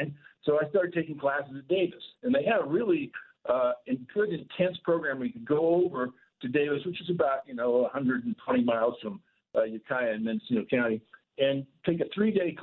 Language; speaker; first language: English; native; English